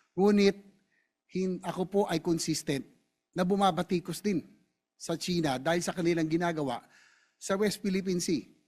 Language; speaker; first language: Filipino; native; Filipino